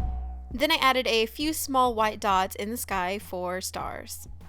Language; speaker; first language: English; native; English